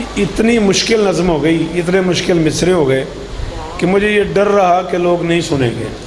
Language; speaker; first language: Urdu; non-native, local second language; Punjabi